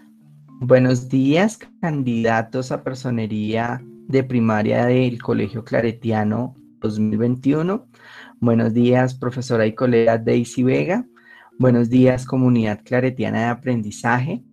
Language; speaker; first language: Spanish; native; Spanish